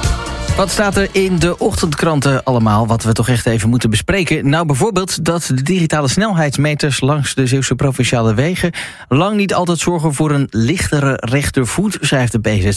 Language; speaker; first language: Dutch; native; Dutch